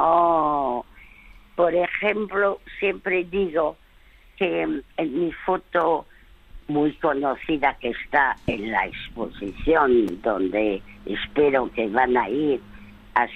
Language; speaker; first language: Spanish; early bilingual, other home language; French